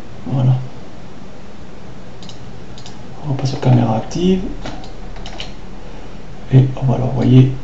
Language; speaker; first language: French; native; French